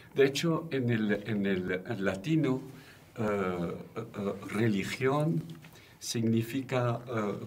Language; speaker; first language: Spanish; non-native, fluent; French